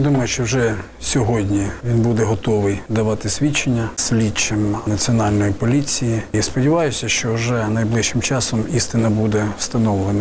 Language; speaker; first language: Ukrainian; native; Ukrainian